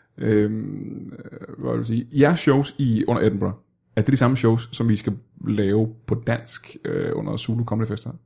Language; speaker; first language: Danish; native; Danish